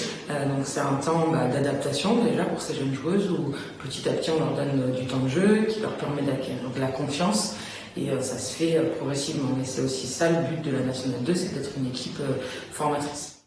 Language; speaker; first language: French; native; French